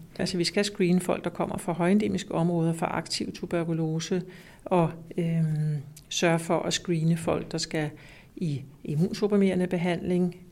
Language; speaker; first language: Danish; native; Danish